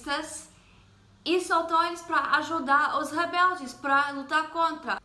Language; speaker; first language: Portuguese; non-native, fluent; Hebrew